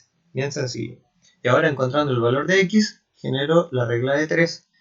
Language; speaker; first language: Spanish; native; Spanish